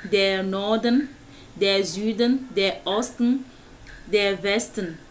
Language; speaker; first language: German; non-native, fluent; French